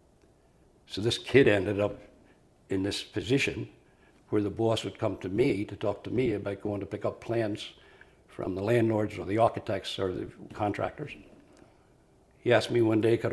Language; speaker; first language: English; native; English